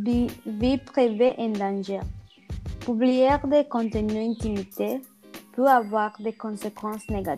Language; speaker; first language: French; non-native, learner; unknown